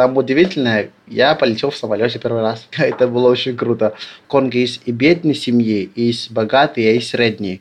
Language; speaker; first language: Russian; early bilingual, other home language; Lingala